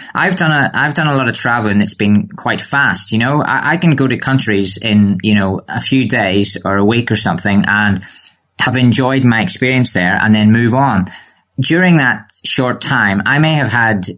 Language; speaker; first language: English; native; English